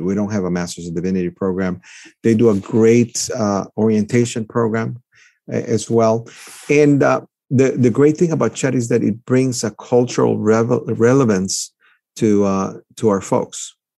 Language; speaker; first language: English; early bilingual, other home language; Spanish